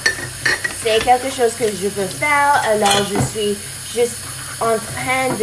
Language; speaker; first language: French; non-native, learner; English